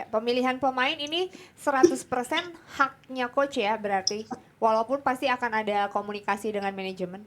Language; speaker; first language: Indonesian; native; Indonesian